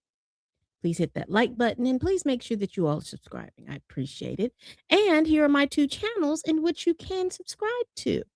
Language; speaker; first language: English; native; English